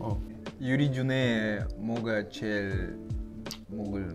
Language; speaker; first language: Korean; non-native, learner; Russian